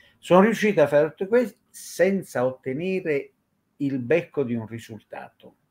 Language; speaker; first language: Italian; native; Italian